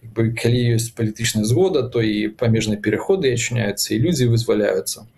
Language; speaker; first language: Belarusian; non-native, local second language; Russian